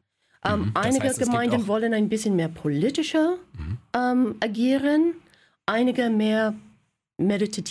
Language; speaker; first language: German; non-native, fluent; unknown